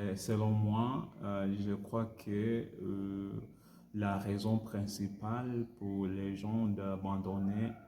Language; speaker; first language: French; non-native, learner; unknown